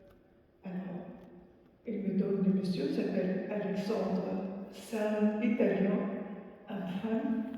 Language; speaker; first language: French; non-native, fluent; Arabic